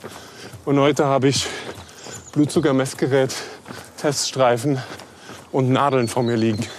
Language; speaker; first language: German; native; German